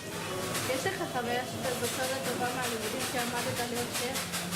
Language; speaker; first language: Hebrew; native; Hebrew